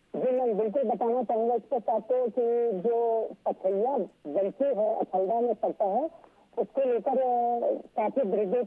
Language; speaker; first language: Hindi; native; Hindi